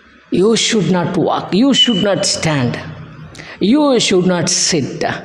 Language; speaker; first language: English; non-native, local second language; Telugu